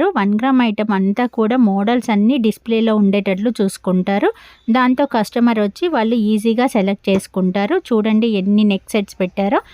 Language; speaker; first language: Telugu; native; Telugu